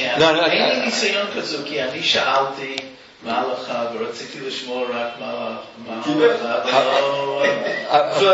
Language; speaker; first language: Hebrew; non-native, fluent; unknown